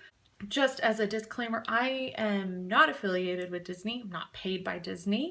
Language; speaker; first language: English; native; English